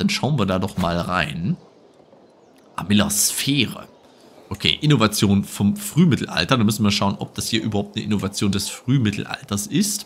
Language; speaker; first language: German; native; German